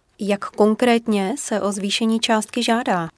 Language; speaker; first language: Czech; native; Czech